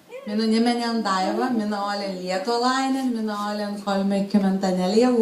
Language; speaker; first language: Finnish; non-native, learner; Lithuanian